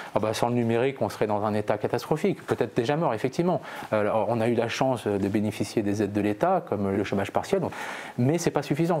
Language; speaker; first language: French; native; French